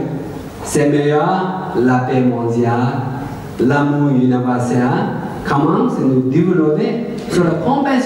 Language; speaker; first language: French; non-native, learner; Tibetan